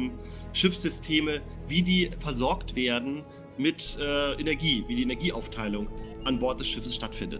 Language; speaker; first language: German; native; German